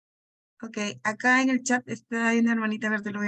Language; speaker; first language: Spanish; native; Spanish